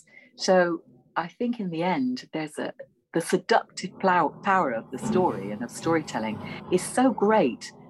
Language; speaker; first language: English; native; English